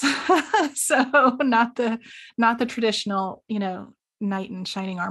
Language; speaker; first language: English; native; English